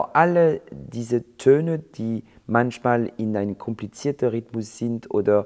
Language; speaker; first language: German; non-native, fluent; French